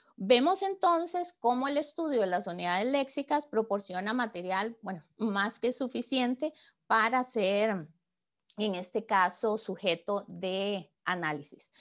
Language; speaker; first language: Spanish; native; Spanish